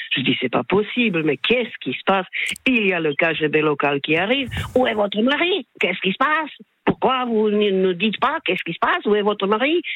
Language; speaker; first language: French; non-native, fluent; Slovak